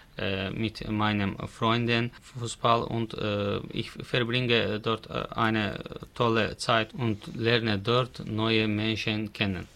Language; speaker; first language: German; non-native, learner; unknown